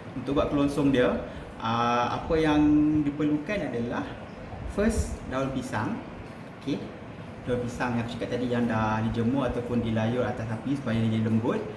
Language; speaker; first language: Malay; native; Malay